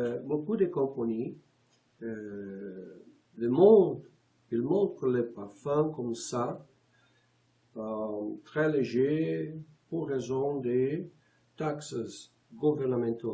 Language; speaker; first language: French; non-native, learner; Portuguese